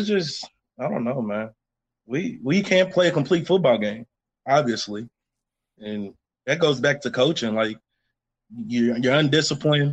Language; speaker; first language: English; native; English